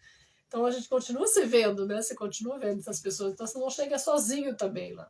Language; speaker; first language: Portuguese; non-native, fluent; French